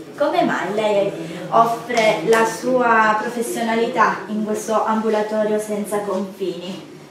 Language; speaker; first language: Italian; native; Italian